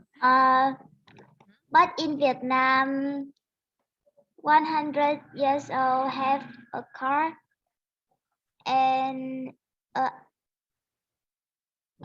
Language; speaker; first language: English; non-native, learner; Vietnamese